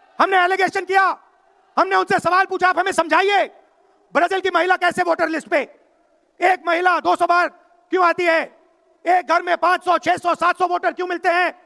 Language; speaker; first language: Hindi; native; Hindi